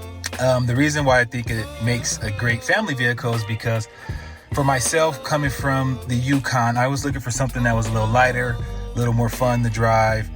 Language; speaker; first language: English; native; English